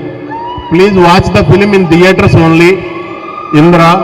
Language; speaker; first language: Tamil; non-native, learner; Telugu